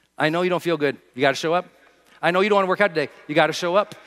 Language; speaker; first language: English; native; English